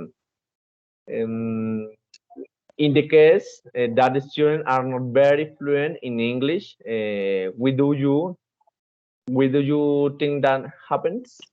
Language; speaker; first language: English; non-native, learner; Spanish